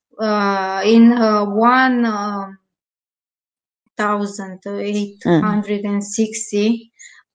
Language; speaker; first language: English; non-native, learner; Romanian